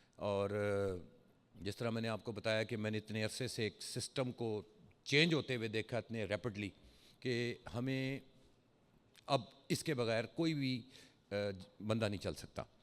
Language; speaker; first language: Urdu; early bilingual, heritage; Urdu